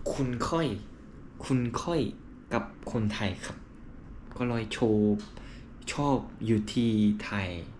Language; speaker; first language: Thai; non-native, learner; Korean